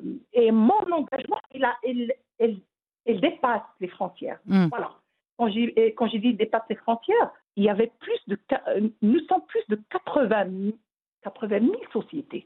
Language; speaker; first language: French; non-native, local second language; Arabic